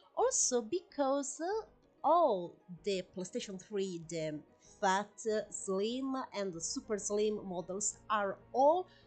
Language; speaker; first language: English; non-native, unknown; Italian